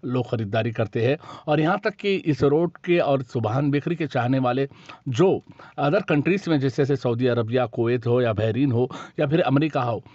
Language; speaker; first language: Hindi; non-native, local second language; Urdu